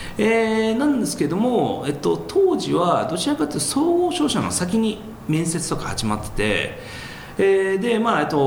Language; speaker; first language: Japanese; early bilingual, heritage; Japanese